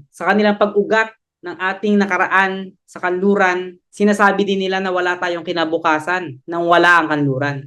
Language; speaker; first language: Filipino; native; Filipino